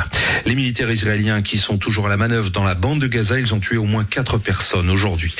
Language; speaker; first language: French; native; French